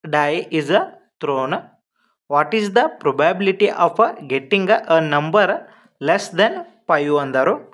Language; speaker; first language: English; non-native, local second language; Kannada